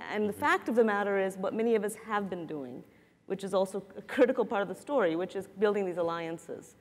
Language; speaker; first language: English; native; English